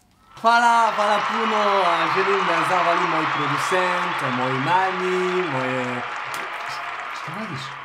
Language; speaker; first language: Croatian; non-native, learner; French